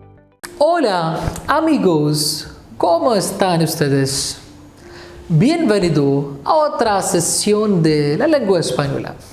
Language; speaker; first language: Spanish; non-native, fluent; Malayalam